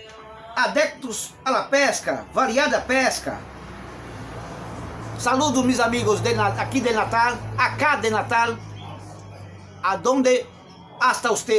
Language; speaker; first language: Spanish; non-native, learner; Portuguese